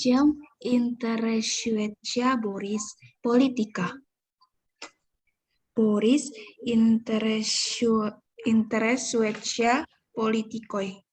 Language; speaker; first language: Russian; non-native, learner; Indonesian